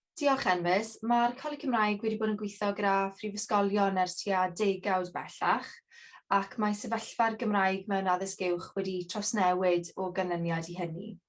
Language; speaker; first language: Welsh; native; Welsh